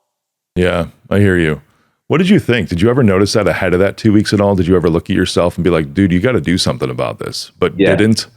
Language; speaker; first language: English; native; English